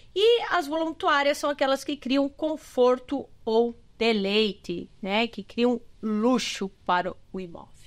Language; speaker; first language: Portuguese; native; Portuguese